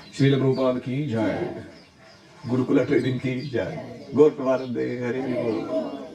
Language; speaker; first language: Hindi; non-native, local second language; Marathi